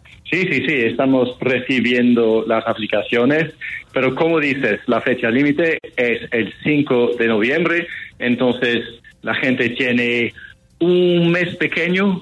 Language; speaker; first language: Spanish; non-native, fluent; English